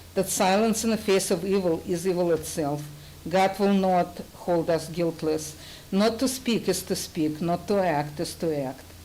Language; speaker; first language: English; non-native, fluent; Russian